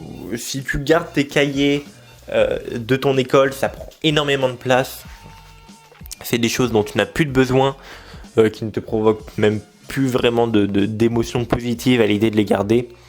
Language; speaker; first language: French; native; French